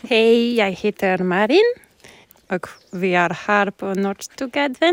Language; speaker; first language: Swedish; non-native, learner; French